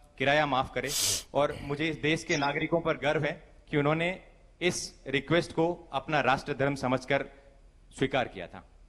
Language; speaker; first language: Hindi; native; Hindi